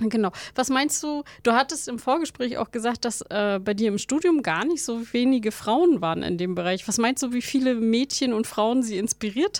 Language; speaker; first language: German; native; German